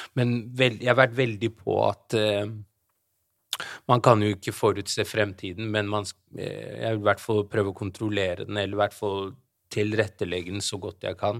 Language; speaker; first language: Norwegian; early bilingual, other home language; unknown